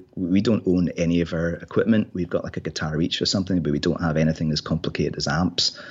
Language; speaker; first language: English; native; English